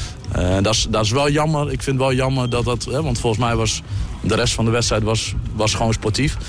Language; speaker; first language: Dutch; native; Dutch